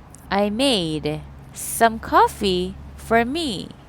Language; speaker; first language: English; non-native, fluent; Korean